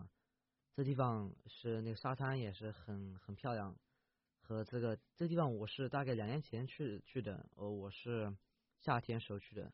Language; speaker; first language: Chinese; early bilingual, heritage; Chinese